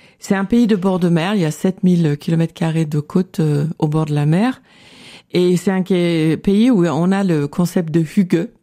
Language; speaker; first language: French; non-native, fluent; Danish